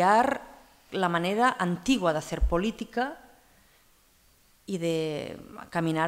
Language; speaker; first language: Spanish; non-native, local second language; Catalan